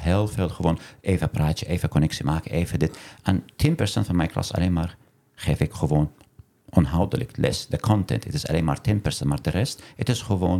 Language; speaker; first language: Dutch; non-native, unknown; Arabic